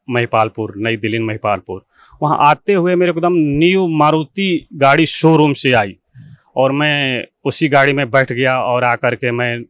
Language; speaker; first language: Hindi; native; Hindi